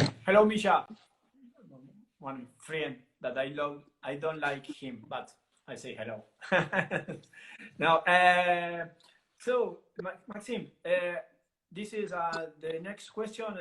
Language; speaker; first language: English; non-native, learner; Italian